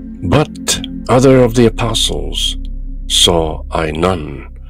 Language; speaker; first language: English; non-native, fluent; Korean